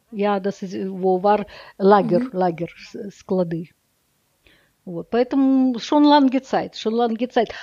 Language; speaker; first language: German; non-native, learner; Russian